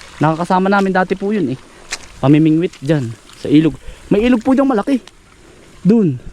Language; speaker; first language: Filipino; native; Filipino